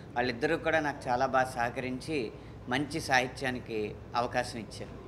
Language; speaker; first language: Telugu; native; Telugu